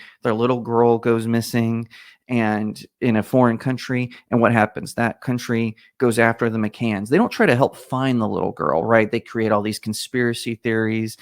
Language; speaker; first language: English; native; English